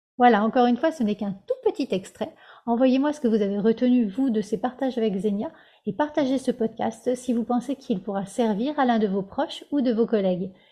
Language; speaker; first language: French; native; French